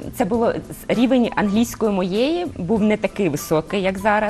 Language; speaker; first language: Ukrainian; non-native, local second language; Russian